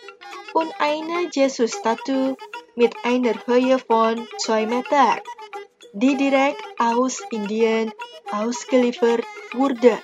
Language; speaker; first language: German; non-native, fluent; Indonesian